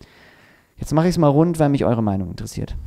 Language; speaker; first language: German; native; German